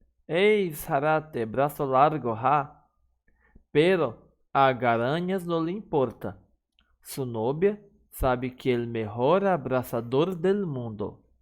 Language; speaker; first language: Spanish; non-native, fluent; Portuguese